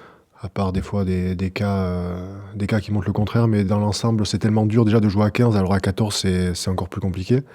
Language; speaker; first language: French; native; French